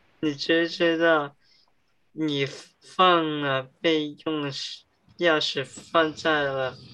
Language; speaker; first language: Chinese; early bilingual, heritage; English